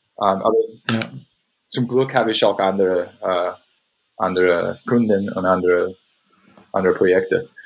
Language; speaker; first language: German; non-native, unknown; English